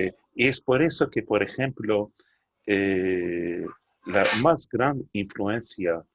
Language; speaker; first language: Spanish; early bilingual, heritage; Turkish